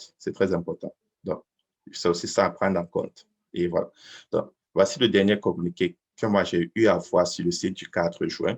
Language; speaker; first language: French; native; French